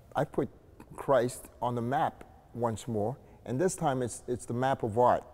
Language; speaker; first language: English; native; English